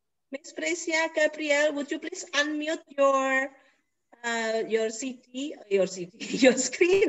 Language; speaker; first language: English; non-native, fluent; Indonesian